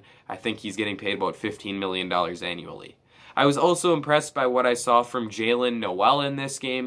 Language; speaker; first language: English; native; English